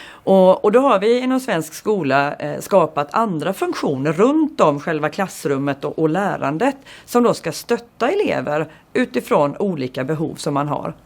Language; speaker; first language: Swedish; native; Swedish